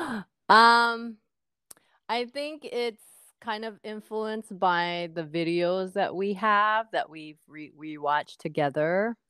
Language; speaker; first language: English; non-native, fluent; Japanese